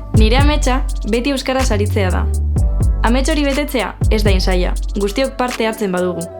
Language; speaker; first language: Basque; non-native, local second language; Spanish